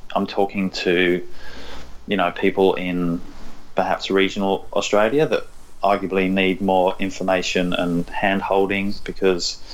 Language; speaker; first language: English; native; English